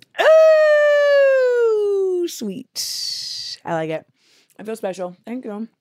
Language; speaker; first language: English; native; English